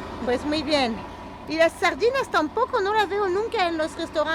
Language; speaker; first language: Spanish; non-native, learner; French